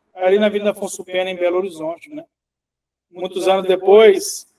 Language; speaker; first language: Portuguese; native; Portuguese